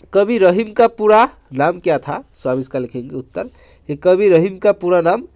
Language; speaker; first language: Hindi; non-native, local second language; Assamese